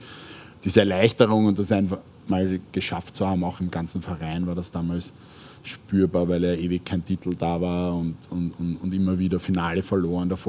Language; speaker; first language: German; native; German